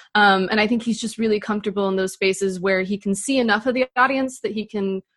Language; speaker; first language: English; native; English